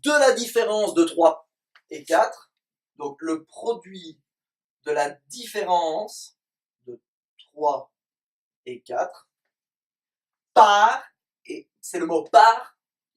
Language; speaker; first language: French; native; French